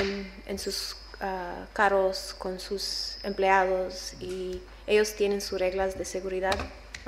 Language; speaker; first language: Spanish; non-native, learner; English